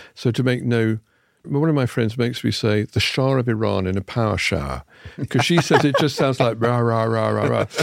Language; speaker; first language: English; native; English